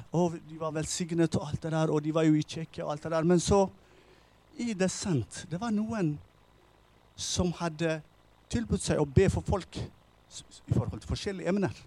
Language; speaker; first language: Norwegian; non-native, fluent; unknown